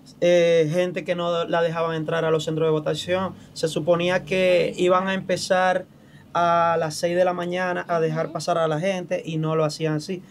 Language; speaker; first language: Spanish; native; Spanish